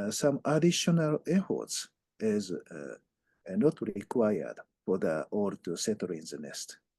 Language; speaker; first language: English; non-native, fluent; Japanese